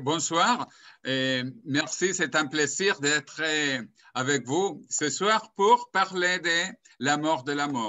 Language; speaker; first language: French; non-native, fluent; Spanish